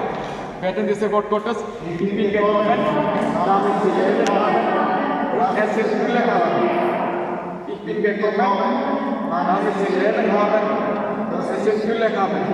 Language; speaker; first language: German; non-native, learner; Malayalam